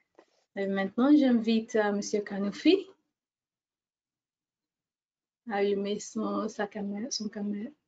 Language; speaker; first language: French; non-native, fluent; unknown